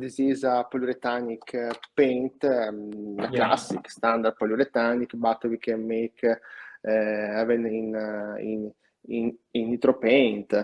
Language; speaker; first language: English; non-native, learner; Italian